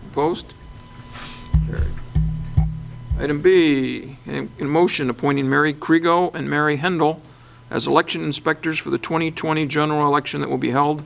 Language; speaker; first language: English; native; English